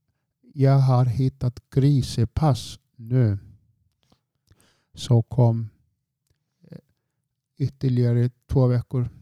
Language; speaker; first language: Swedish; non-native, fluent; Icelandic